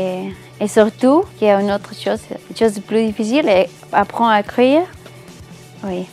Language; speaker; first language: French; non-native, learner; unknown